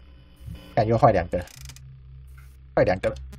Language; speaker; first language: Chinese; native; Chinese